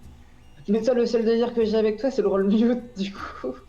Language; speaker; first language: French; native; French